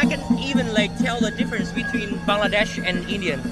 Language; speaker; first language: English; non-native, fluent; Vietnamese